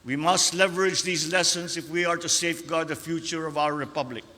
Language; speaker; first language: English; non-native, local second language; Filipino